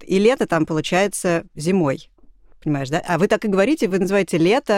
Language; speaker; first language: Russian; native; Russian